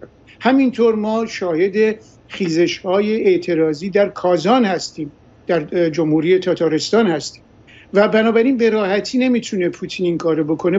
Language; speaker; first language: Persian; native; Persian